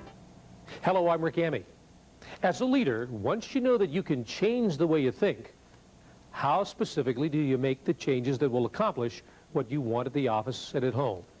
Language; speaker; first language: English; native; English